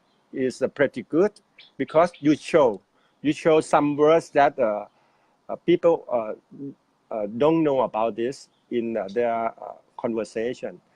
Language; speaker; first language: English; non-native, fluent; Thai